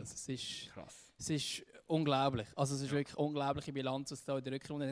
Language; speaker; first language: German; native; German